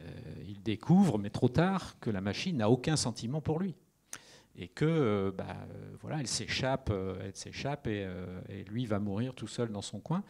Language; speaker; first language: French; native; French